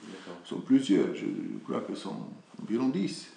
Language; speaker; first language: French; non-native, fluent; Romanian